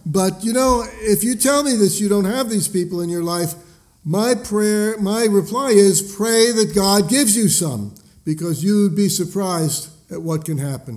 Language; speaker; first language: English; native; English